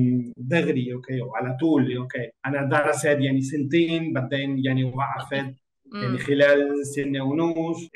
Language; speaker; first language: Arabic; non-native, learner; Spanish